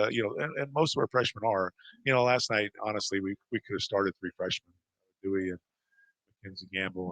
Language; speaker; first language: English; native; English